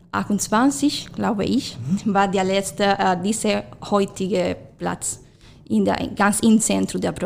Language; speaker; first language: German; non-native, fluent; Spanish